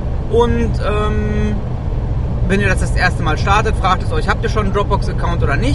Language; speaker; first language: German; native; German